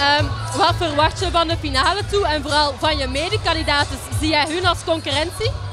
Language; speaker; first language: Dutch; native; Dutch